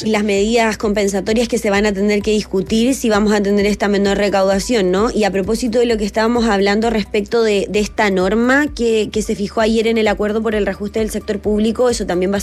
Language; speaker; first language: Spanish; native; Spanish